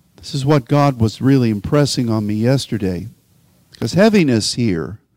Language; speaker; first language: English; native; English